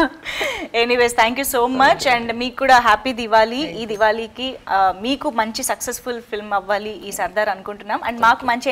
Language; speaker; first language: Telugu; native; Telugu